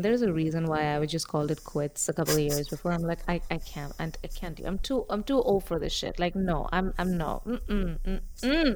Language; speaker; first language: English; non-native, local second language; Bangla